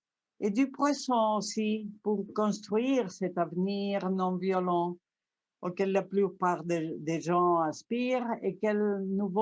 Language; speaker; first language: French; non-native, fluent; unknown